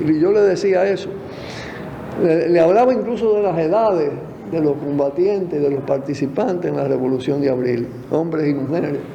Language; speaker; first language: Spanish; native; Spanish